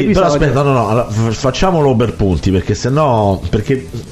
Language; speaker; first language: Italian; native; Italian